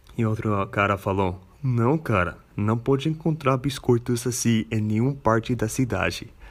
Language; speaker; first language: Portuguese; non-native, fluent; English